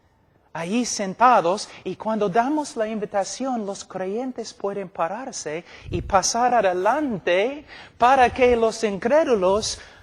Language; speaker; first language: Spanish; non-native, fluent; English